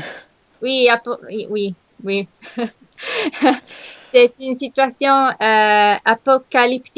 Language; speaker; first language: French; non-native, learner; Italian